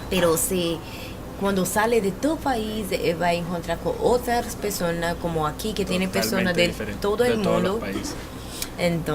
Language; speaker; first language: Spanish; non-native, learner; Portuguese